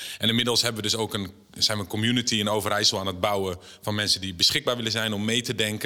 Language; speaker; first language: Dutch; native; Dutch